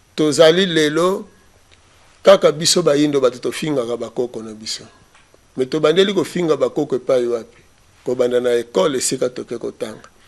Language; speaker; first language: Lingala; non-native, local second language; Kongo